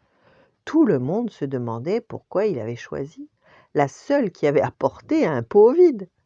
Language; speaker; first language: French; native; French